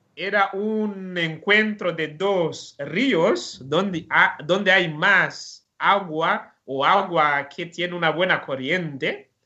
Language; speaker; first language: Spanish; non-native, fluent; Rundi